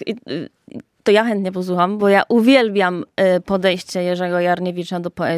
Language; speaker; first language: Polish; native; Polish